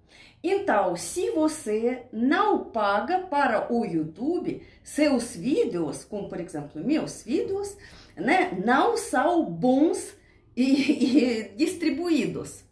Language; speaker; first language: Portuguese; non-native, learner; Russian